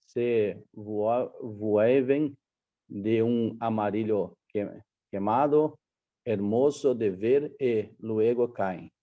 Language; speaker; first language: Spanish; non-native, learner; Portuguese